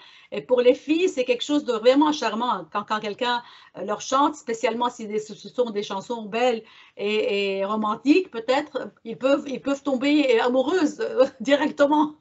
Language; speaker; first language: French; non-native, local second language; Arabic